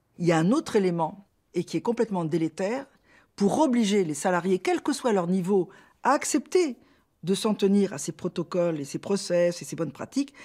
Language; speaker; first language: French; native; French